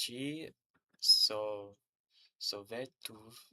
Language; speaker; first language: Russian; non-native, learner; English